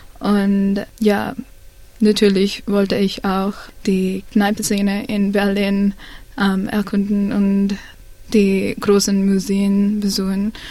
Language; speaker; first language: German; non-native, learner; Sinhala